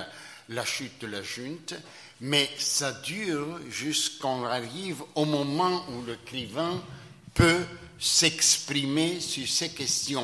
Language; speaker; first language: French; non-native, fluent; Greek